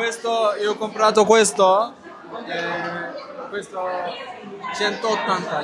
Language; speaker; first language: Italian; non-native, learner; Bangla